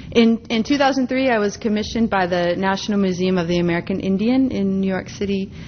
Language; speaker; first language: English; native; English